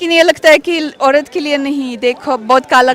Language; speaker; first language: Hindi; non-native, learner; Russian